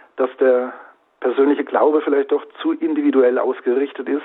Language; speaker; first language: German; native; German